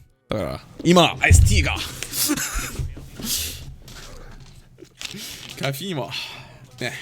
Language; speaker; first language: Japanese; non-native, learner; English